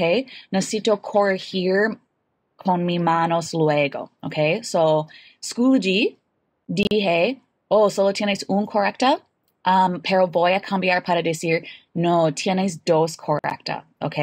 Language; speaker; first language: Spanish; non-native, fluent; English